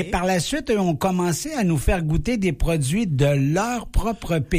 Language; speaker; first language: French; native; French